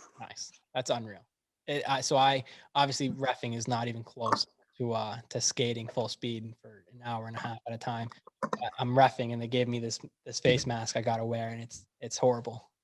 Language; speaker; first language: English; native; English